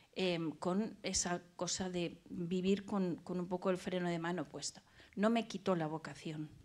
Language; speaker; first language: Spanish; native; Spanish